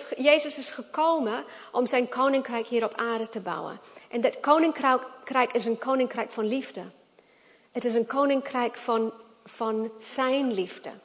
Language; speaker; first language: Dutch; non-native, fluent; English